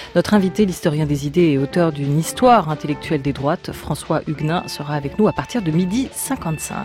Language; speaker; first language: French; native; French